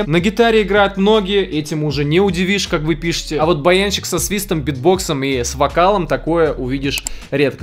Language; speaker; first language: Russian; native; Russian